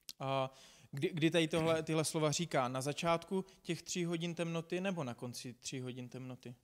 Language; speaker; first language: Czech; non-native, fluent; English